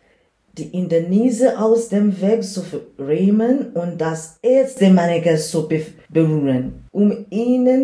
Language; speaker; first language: German; non-native, learner; English